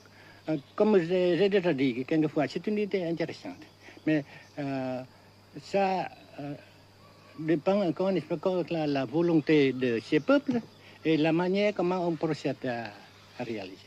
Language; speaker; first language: French; non-native, fluent; Vietnamese